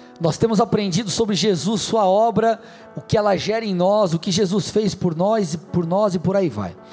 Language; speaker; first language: Portuguese; native; Portuguese